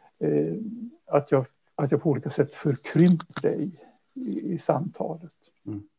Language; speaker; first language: Swedish; native; Swedish